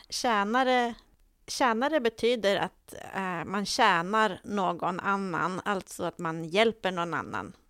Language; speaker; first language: Swedish; native; Swedish